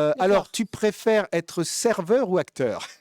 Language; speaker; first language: French; native; French